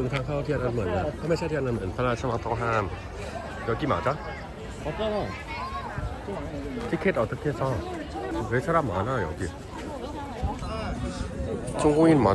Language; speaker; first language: Korean; non-native, learner; Thai